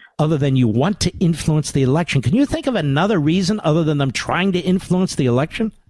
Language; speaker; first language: English; native; English